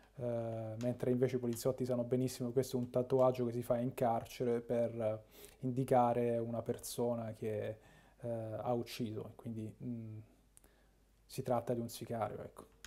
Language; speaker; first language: Italian; native; Italian